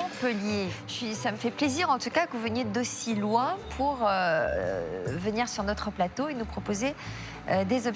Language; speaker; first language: French; native; French